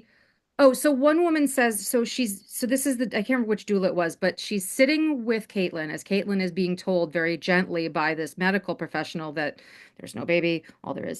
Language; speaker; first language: English; native; English